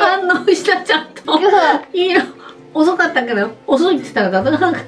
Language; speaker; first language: Japanese; non-native, fluent; Thai